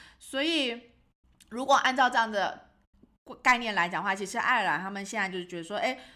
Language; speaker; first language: Chinese; native; Chinese